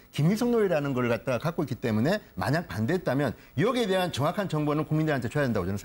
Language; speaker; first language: Korean; native; Korean